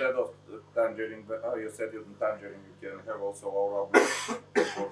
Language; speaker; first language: English; non-native, fluent; Romanian